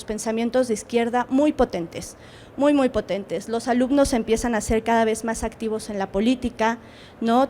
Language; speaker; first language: Spanish; native; Spanish